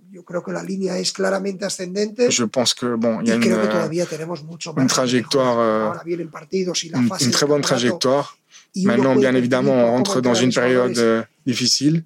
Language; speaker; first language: French; non-native, fluent; Spanish